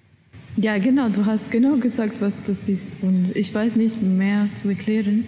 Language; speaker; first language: German; non-native, learner; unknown